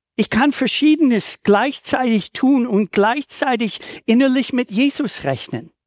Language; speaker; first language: German; non-native, fluent; English